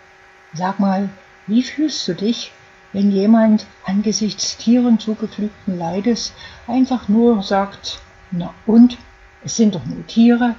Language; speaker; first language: German; native; German